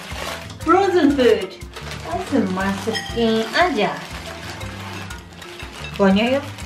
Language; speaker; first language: Indonesian; non-native, learner; Japanese